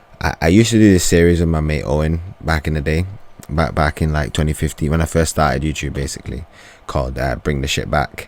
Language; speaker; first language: English; native; English